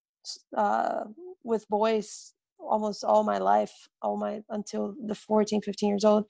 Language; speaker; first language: English; non-native, fluent; Portuguese